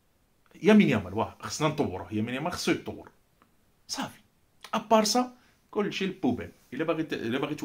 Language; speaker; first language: Arabic; native; Arabic